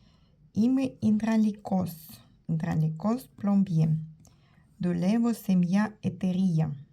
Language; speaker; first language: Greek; non-native, learner; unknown